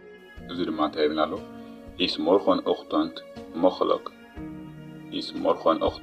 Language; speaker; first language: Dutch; non-native, learner; Tigrinya